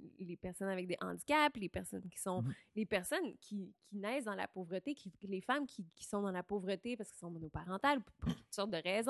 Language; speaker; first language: French; native; French